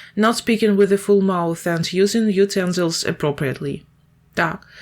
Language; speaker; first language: English; non-native, fluent; Ukrainian